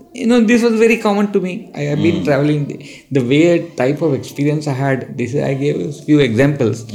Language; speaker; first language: English; non-native, local second language; Marathi